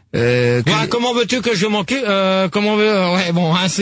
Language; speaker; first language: French; native; French